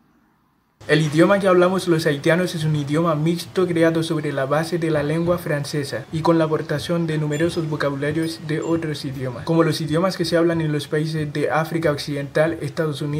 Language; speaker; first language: Spanish; non-native, fluent; Haitian Creole